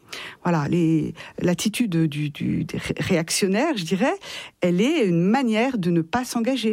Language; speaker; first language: French; native; French